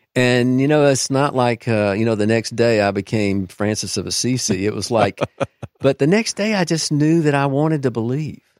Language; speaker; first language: English; native; English